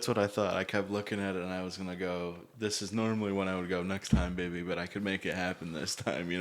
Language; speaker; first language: English; native; English